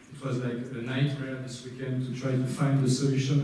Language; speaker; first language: English; non-native, learner; French